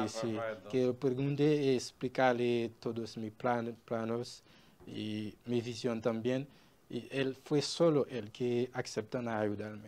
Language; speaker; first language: Spanish; non-native, learner; Haitian Creole